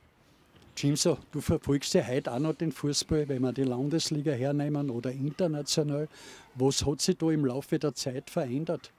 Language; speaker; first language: German; native; German